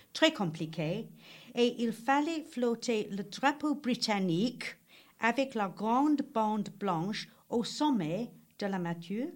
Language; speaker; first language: French; non-native, learner; English